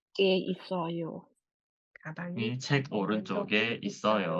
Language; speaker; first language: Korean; non-native, fluent; Thai